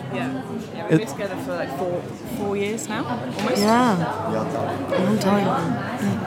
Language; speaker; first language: English; native; English